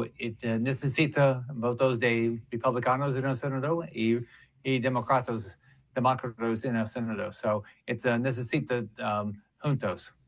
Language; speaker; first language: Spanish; non-native, learner; English